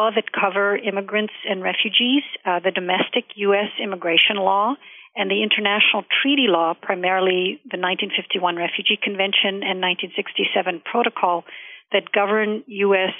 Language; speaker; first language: English; non-native, local second language; Urdu